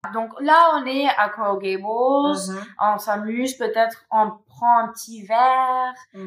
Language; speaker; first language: French; non-native, fluent; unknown